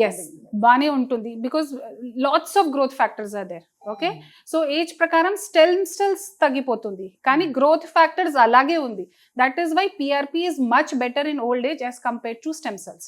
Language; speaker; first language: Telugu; non-native, fluent; Hindi